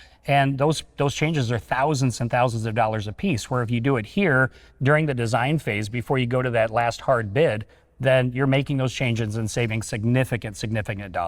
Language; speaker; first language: English; native; English